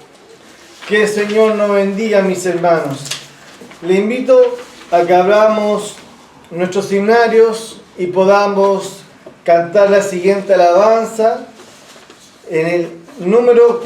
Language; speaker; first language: Spanish; native; Spanish